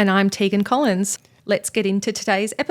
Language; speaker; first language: English; native; English